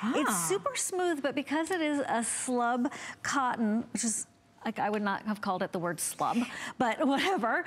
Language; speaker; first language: English; native; English